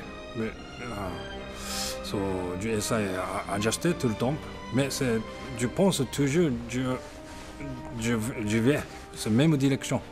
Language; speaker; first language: French; non-native, learner; Japanese